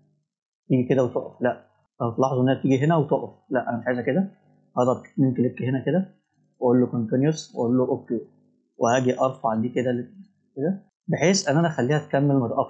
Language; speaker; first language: Arabic; native; Arabic